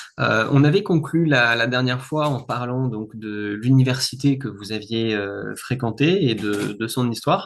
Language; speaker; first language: French; native; French